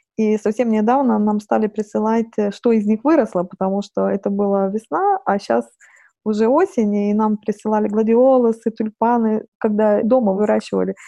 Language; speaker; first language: Russian; non-native, fluent; Lithuanian